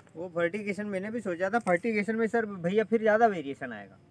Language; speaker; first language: Hindi; native; Hindi